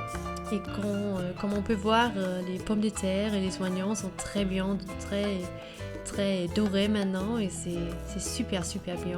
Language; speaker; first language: French; non-native, learner; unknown